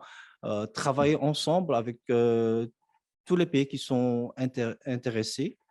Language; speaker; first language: French; non-native, fluent; Korean